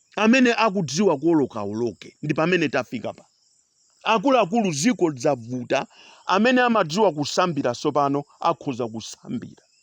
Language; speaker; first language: Nyanja; non-native, local second language; Tumbuka